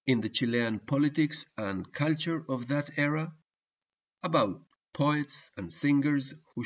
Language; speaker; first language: English; early bilingual, other home language; Spanish